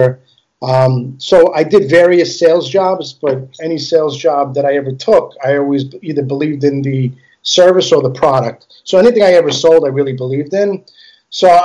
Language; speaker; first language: English; early bilingual, other home language; Italian